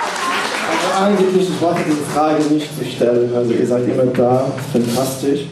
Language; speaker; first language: German; non-native, learner; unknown